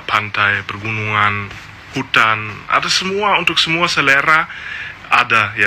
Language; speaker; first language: Indonesian; non-native, fluent; German